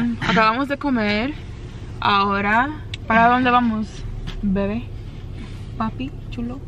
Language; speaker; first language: Spanish; early bilingual, heritage; Spanish